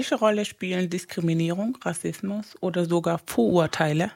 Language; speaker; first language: German; non-native, fluent; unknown